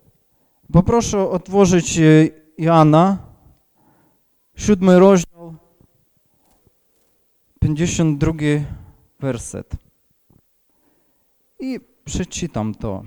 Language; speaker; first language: Polish; non-native, fluent; Ukrainian